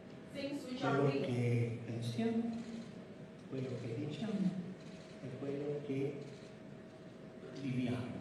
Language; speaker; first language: Italian; non-native, fluent; Spanish